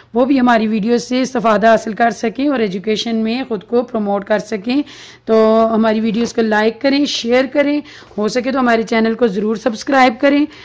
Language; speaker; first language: Urdu; native; Urdu